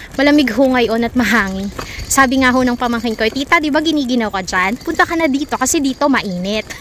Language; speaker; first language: Filipino; native; Filipino